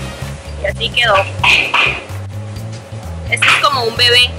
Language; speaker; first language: Spanish; native; Spanish